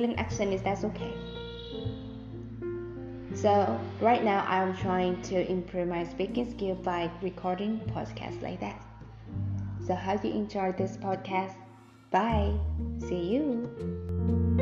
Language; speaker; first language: English; non-native, fluent; Vietnamese